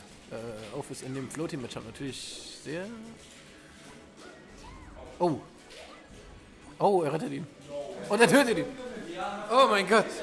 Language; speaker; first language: German; native; German